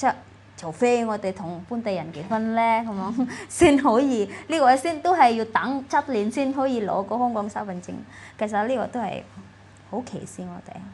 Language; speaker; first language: Cantonese; non-native, fluent; Indonesian